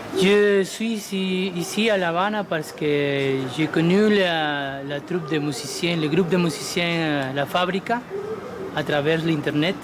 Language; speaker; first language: French; non-native, fluent; Spanish